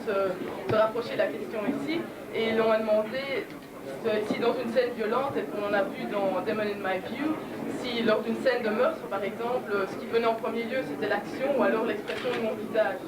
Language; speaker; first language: French; native; French